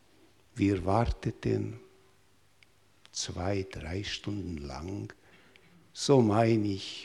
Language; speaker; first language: German; non-native, fluent; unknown